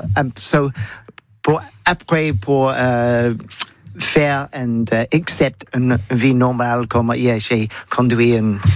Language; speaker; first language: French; non-native, learner; English